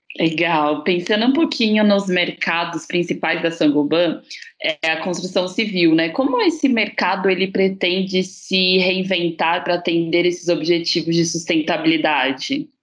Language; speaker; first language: Portuguese; native; Portuguese